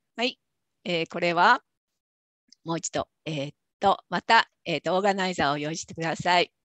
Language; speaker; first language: Japanese; native; Japanese